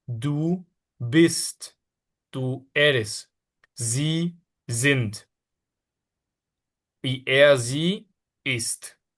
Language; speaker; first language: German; non-native, fluent; Spanish